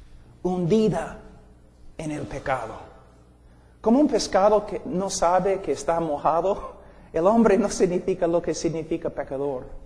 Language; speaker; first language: Spanish; non-native, fluent; English